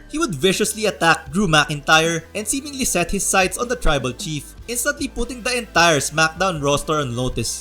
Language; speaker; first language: English; native; English